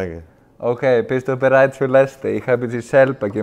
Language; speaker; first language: German; non-native, learner; Icelandic